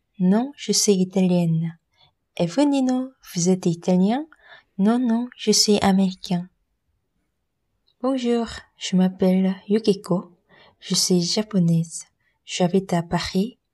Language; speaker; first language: French; non-native, learner; Korean